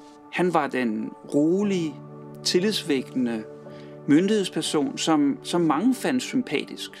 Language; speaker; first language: Danish; native; Danish